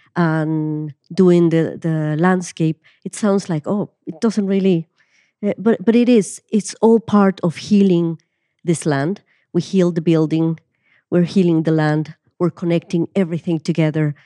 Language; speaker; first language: English; non-native, fluent; Spanish